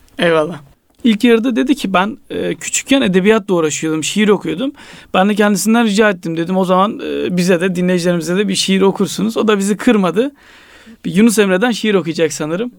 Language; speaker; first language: Turkish; native; Turkish